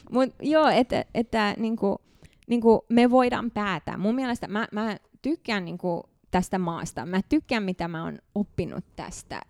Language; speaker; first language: Finnish; non-native, fluent; Romanian